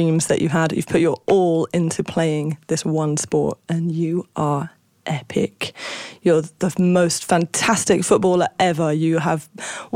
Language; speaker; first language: English; native; English